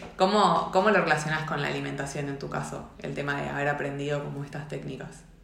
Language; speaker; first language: Spanish; native; Spanish